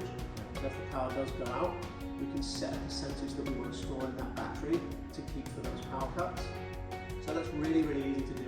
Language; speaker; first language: English; native; English